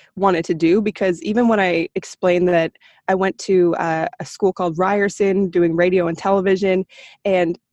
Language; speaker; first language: English; native; English